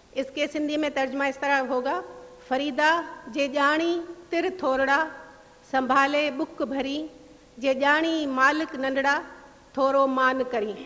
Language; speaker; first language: Urdu; non-native, local second language; Sindhi